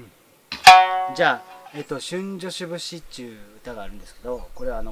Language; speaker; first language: Japanese; native; Japanese